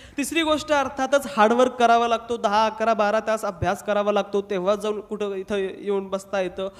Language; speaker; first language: Marathi; non-native, local second language; Hindi